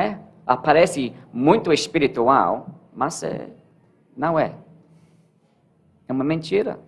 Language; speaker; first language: Portuguese; non-native, learner; English